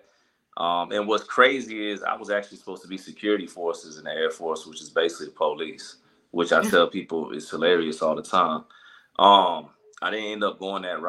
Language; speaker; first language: English; native; English